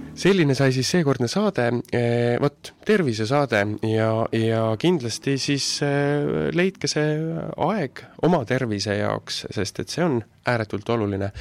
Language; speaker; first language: Estonian; native; Estonian